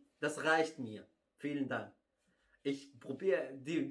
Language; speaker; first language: German; non-native, fluent; Arabic